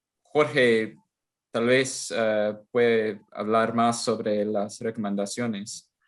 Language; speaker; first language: Spanish; non-native, fluent; English